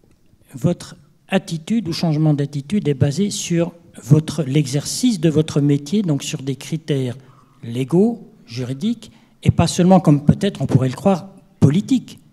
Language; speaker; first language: French; native; French